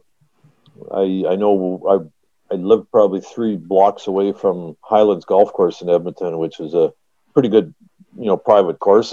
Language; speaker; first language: English; native; English